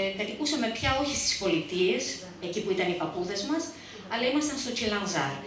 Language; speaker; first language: Greek; early bilingual, heritage; Greek